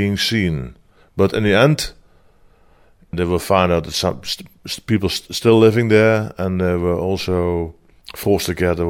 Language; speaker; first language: English; non-native, fluent; Dutch